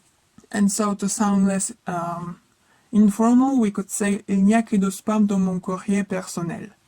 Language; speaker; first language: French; non-native, fluent; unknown